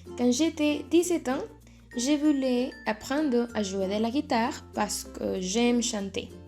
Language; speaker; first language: French; non-native, learner; Spanish